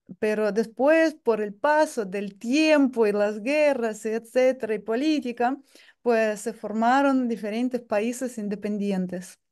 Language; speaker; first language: Spanish; non-native, fluent; Russian